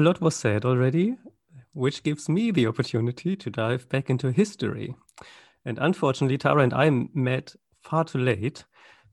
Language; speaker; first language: English; non-native, fluent; German